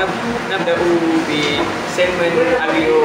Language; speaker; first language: Arabic; non-native, learner; Malay